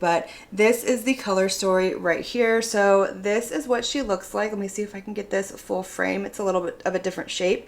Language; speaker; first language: English; native; English